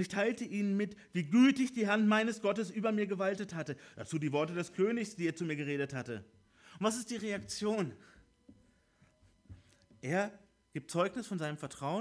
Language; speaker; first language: German; native; German